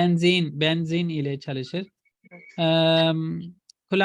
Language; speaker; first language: Turkish; non-native, fluent; Urdu